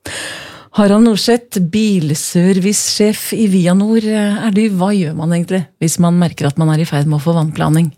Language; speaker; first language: Norwegian; native; Norwegian